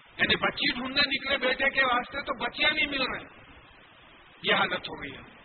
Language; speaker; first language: Urdu; native; Urdu